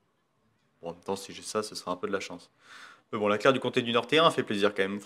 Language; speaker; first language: French; native; French